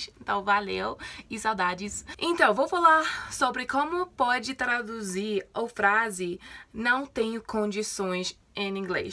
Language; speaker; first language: Portuguese; non-native, fluent; English